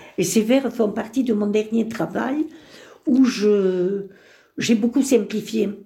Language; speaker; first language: French; early bilingual, other home language; Spanish